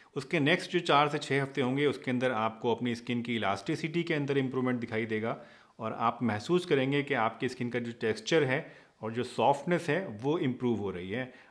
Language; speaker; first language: Hindi; native; Hindi